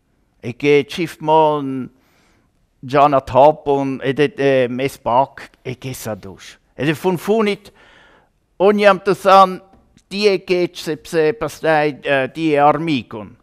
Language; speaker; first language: Albanian; non-native, learner; German